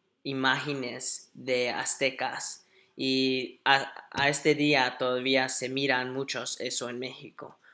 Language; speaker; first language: Spanish; early bilingual, heritage; Spanish